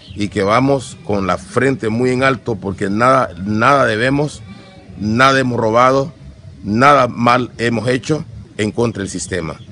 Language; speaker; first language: Spanish; native; Spanish